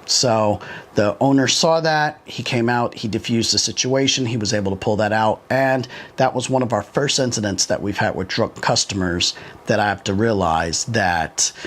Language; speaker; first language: English; native; English